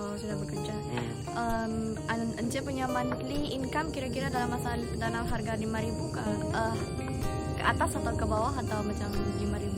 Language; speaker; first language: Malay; non-native, local second language; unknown